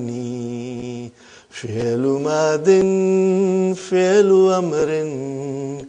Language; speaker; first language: Arabic; non-native, fluent; Urdu